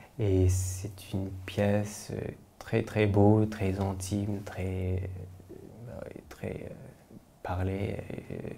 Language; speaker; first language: French; non-native, fluent; English